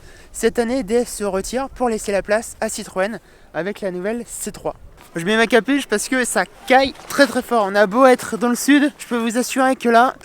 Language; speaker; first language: French; native; French